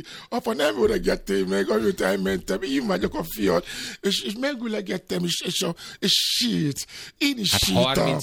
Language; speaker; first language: Hungarian; non-native, fluent; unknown